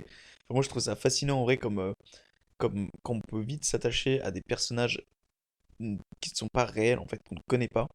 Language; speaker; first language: French; native; French